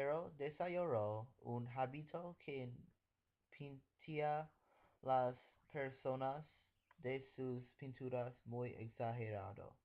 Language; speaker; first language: Spanish; non-native, learner; English